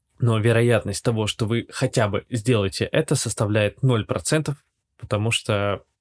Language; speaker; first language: Russian; native; Russian